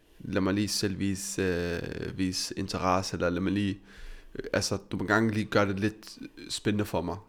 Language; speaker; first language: Danish; early bilingual, other home language; Arabic